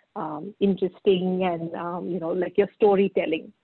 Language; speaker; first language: English; non-native, local second language; Marathi